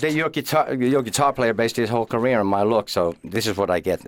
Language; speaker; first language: English; non-native, fluent; Finnish